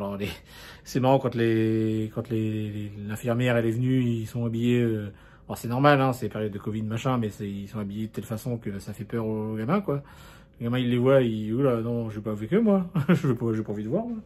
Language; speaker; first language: French; native; French